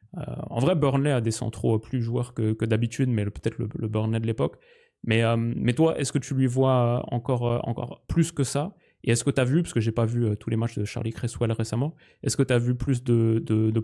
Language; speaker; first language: French; native; French